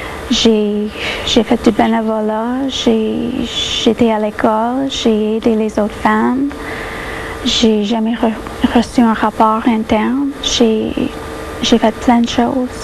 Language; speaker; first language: French; non-native, local second language; English